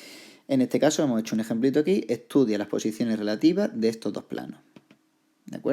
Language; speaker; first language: Spanish; native; Spanish